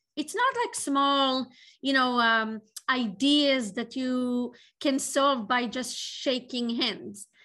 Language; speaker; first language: English; non-native, fluent; Hebrew